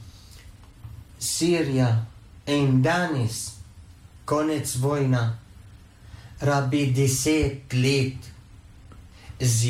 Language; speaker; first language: Slovenian; non-native, learner; Arabic